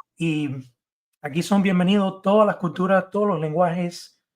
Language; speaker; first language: Spanish; early bilingual, heritage; Spanish